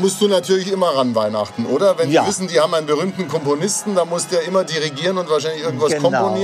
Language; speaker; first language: German; native; German